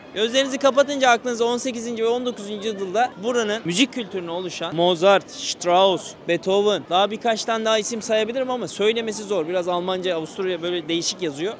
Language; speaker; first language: Turkish; native; Turkish